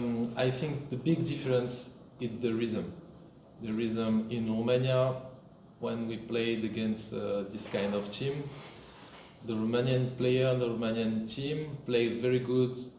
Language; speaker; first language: English; non-native, fluent; French